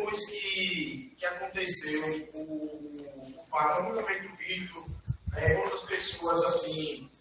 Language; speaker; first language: Portuguese; native; Portuguese